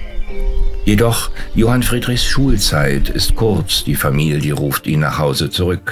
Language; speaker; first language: German; native; German